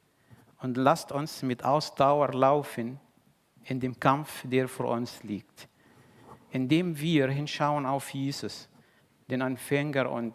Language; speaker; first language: German; non-native, fluent; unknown